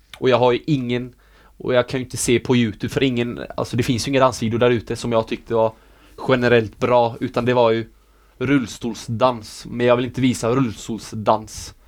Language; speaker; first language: Swedish; native; Swedish